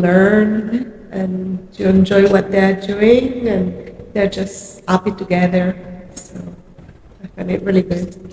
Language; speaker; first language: English; non-native, fluent; French